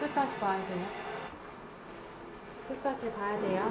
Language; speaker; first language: Korean; native; Korean